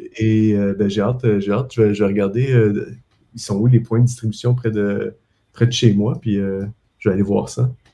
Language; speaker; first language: French; native; French